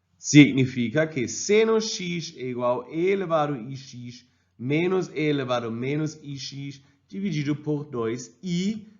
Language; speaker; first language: Portuguese; non-native, fluent; German